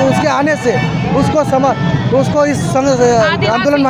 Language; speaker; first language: Hindi; native; Hindi